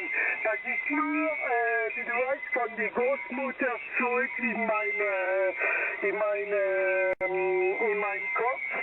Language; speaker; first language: German; early bilingual, heritage; German